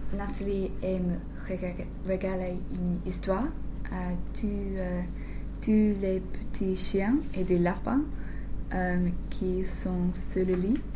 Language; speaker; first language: French; non-native, learner; English